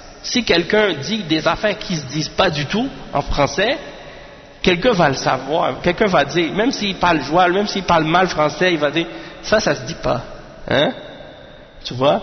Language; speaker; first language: French; native; French